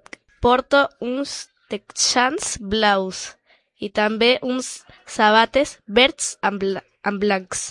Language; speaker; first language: Catalan; non-native, learner; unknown